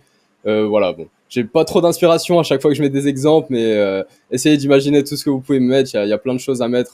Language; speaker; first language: French; native; French